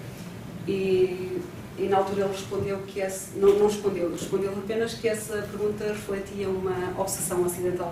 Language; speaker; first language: Portuguese; native; Portuguese